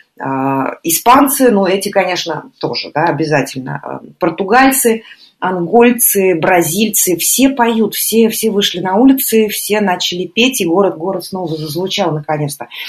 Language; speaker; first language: Russian; native; Russian